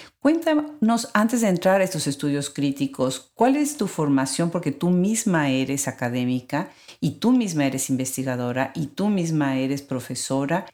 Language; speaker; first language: Spanish; native; Spanish